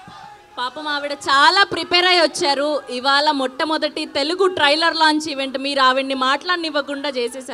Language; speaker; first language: Telugu; native; Telugu